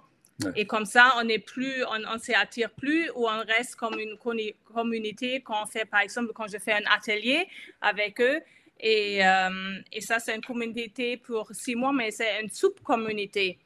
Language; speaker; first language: French; non-native, fluent; German